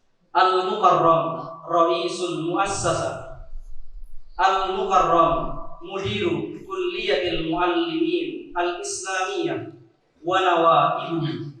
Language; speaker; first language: Arabic; non-native, fluent; Indonesian